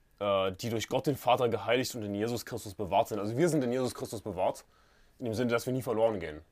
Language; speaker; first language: German; native; German